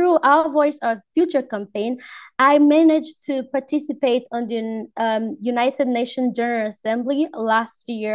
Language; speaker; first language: English; non-native, local second language; Swahili